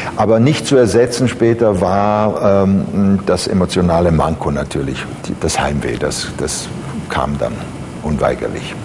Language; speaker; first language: German; early bilingual, other home language; Croatian